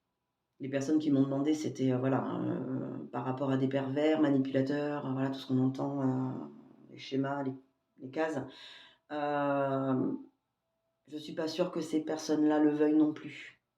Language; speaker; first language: French; native; French